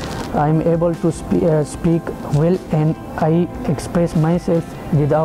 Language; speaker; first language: English; non-native, learner; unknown